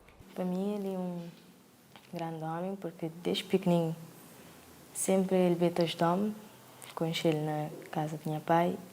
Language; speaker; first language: Portuguese; non-native, local second language; Kabuverdianu